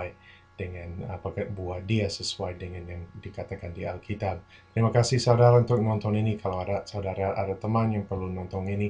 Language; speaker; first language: Indonesian; non-native, fluent; English